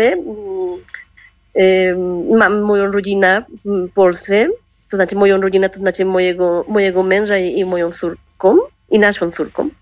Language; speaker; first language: Polish; non-native, learner; Spanish